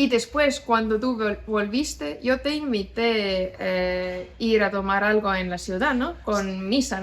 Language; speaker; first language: Spanish; non-native, fluent; Estonian